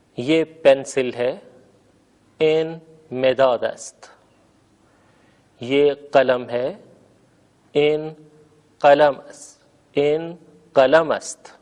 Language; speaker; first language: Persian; non-native, fluent; Urdu